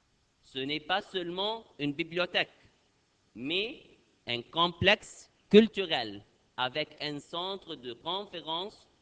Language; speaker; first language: French; non-native, fluent; Arabic